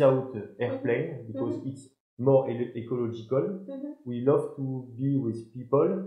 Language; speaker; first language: English; non-native, learner; French